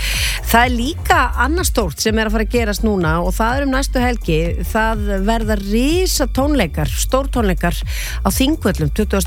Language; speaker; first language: Icelandic; native; Icelandic